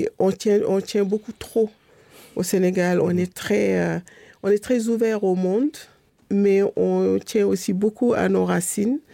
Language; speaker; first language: French; non-native, local second language; Fula